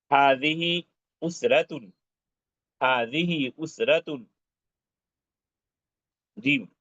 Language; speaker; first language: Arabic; non-native, fluent; Urdu